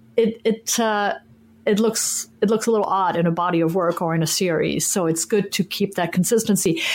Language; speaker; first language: English; non-native, fluent; French